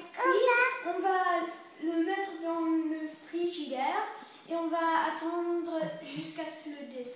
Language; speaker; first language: French; early bilingual, other home language; English